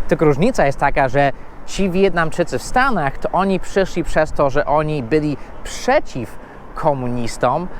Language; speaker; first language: Polish; non-native, fluent; English